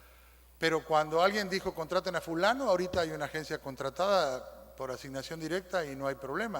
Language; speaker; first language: Spanish; native; Spanish